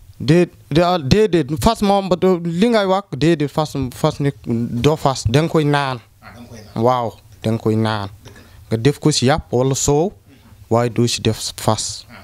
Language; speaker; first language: Wolof; non-native, local second language; Fula